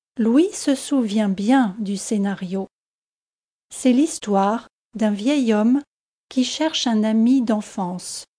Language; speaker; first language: French; native; French